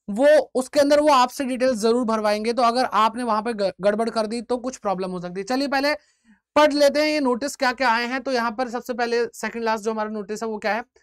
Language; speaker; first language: Hindi; native; Hindi